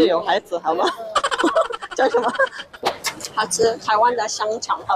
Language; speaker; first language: Chinese; non-native, fluent; Mongolian